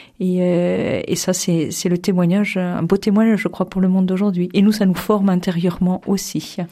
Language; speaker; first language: French; native; French